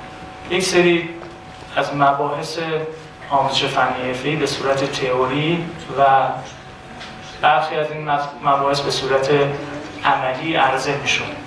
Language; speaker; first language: Persian; native; Persian